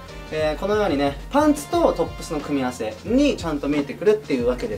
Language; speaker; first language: Japanese; native; Japanese